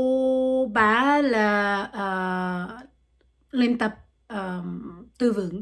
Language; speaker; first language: Vietnamese; non-native, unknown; French